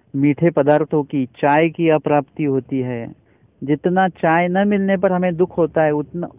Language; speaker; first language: Hindi; non-native, local second language; Marathi